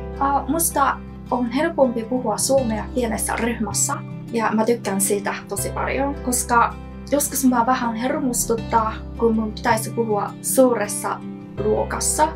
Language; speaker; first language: Finnish; non-native, learner; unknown